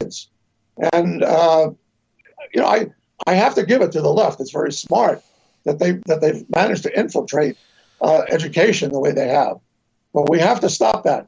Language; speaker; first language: English; native; English